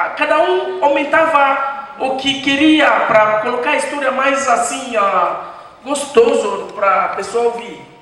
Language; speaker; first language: Portuguese; non-native, fluent; French